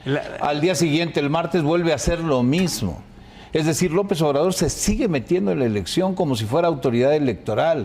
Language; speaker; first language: Spanish; native; Spanish